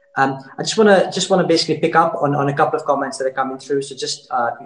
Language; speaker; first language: English; native; English